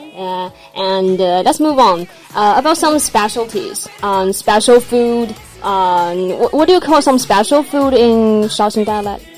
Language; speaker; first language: English; non-native, fluent; Chinese